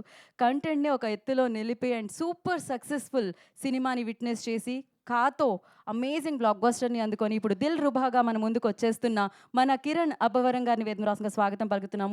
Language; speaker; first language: Telugu; native; Telugu